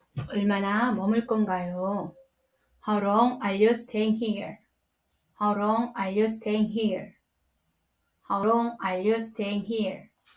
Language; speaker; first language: English; non-native, learner; Korean